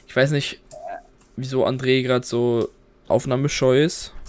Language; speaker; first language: German; native; German